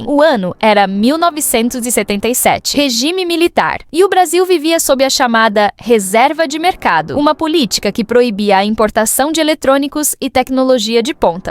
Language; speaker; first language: Portuguese; native; Portuguese